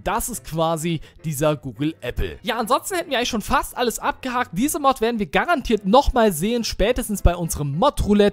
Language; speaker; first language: German; native; German